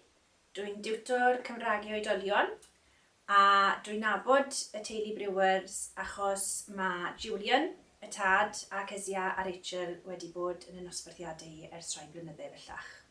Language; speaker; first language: Welsh; native; Welsh